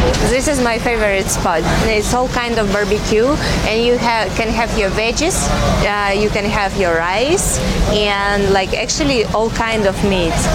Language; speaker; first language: English; non-native, fluent; Chinese